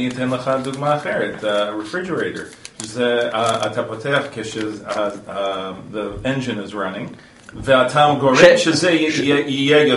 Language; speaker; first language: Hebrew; non-native, fluent; English